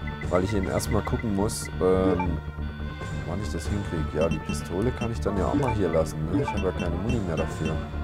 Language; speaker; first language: German; native; German